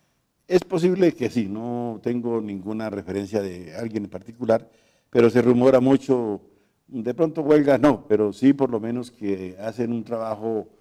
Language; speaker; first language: Spanish; native; Spanish